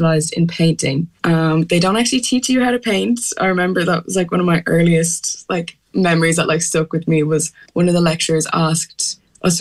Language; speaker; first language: English; native; English